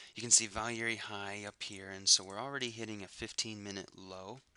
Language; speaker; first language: English; native; English